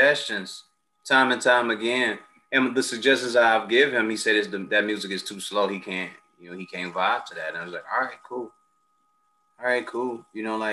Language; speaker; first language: English; native; English